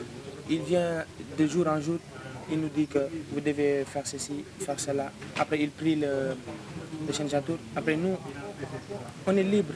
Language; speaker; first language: French; non-native, local second language; Wolof